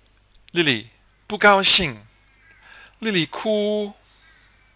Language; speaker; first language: Chinese; non-native, fluent; English